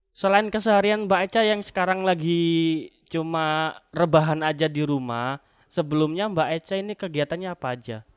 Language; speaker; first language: Indonesian; non-native, local second language; Javanese